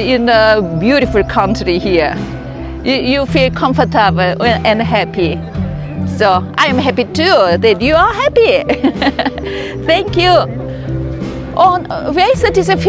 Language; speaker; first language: English; non-native, learner; Korean